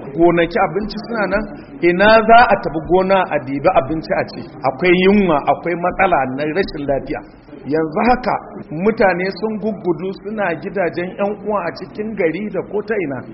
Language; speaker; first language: Hausa; non-native, local second language; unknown